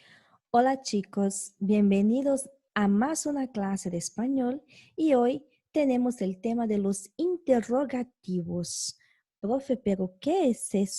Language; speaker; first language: Spanish; non-native, fluent; Portuguese